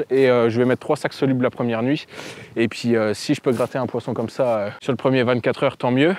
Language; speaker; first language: French; native; French